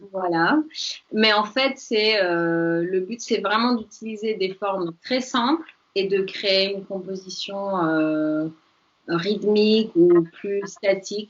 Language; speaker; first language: French; non-native, fluent; Spanish